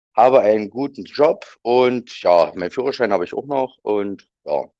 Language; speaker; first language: German; native; German